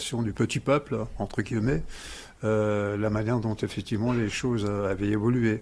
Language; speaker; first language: French; non-native, local second language; Swiss German